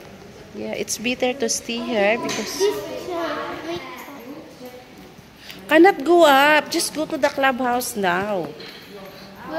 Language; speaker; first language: English; non-native, local second language; Cebuano